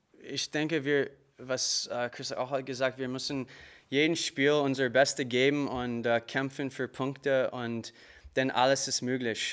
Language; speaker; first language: German; non-native, learner; English